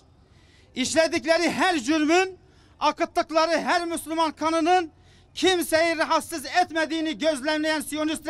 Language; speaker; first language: Turkish; native; Turkish